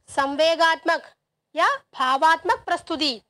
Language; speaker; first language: Hindi; non-native, local second language; Malayalam